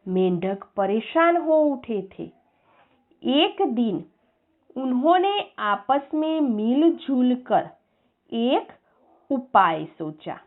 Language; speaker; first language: Hindi; non-native, local second language; Gujarati